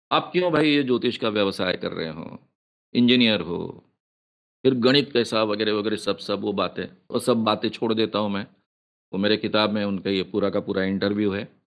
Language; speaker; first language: Hindi; non-native, local second language; Marathi